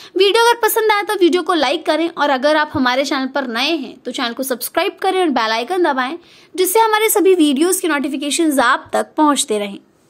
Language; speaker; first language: Hindi; native; Hindi